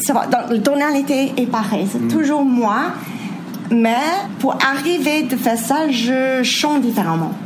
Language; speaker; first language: French; non-native, fluent; English